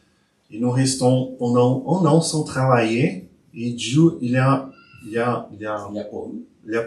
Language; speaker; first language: French; non-native, learner; Portuguese